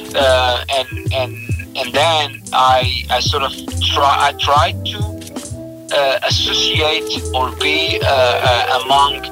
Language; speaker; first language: English; non-native, fluent; Portuguese